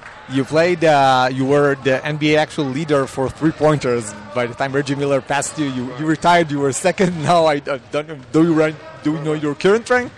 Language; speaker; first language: English; non-native, fluent; Hebrew